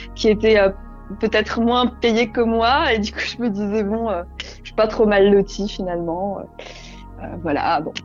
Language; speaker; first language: French; native; French